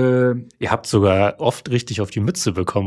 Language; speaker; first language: German; native; German